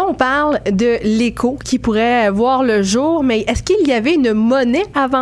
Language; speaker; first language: French; native; French